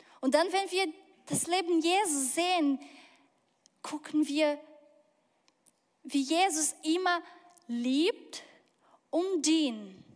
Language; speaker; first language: German; non-native, fluent; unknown